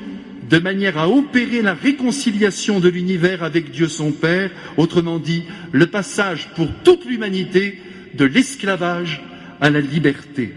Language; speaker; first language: French; native; French